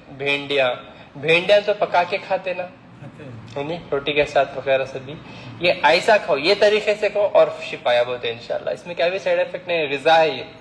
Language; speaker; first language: Hindi; non-native, local second language; Urdu